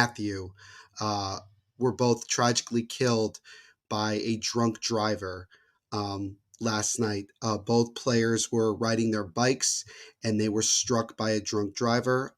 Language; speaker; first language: English; native; English